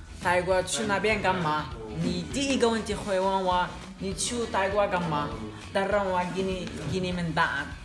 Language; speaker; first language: Chinese; non-native, learner; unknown